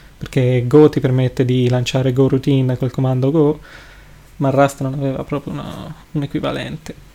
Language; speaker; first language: Italian; native; Italian